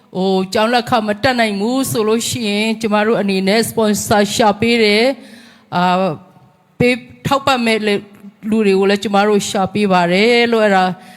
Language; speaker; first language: Burmese; non-native, local second language; Tedim Chin